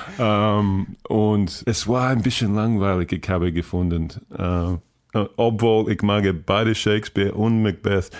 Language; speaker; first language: German; non-native, learner; English